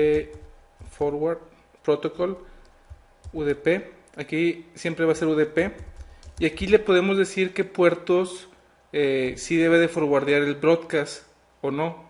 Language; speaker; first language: Spanish; native; Spanish